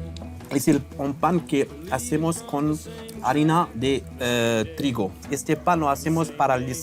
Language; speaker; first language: Spanish; non-native, fluent; Berber languages